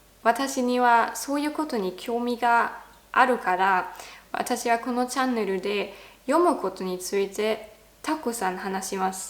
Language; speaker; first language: Japanese; non-native, fluent; German